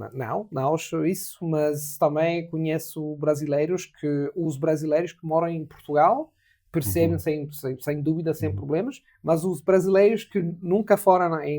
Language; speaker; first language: Portuguese; non-native, fluent; Italian